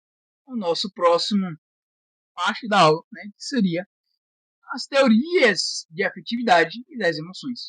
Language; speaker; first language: Portuguese; native; Portuguese